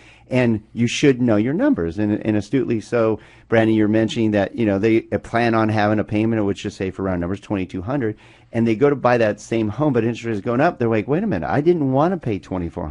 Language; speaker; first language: English; native; English